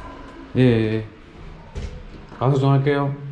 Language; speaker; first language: Korean; non-native, fluent; Tamil